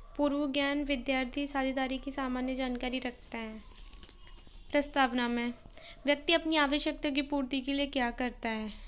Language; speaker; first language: Hindi; native; Hindi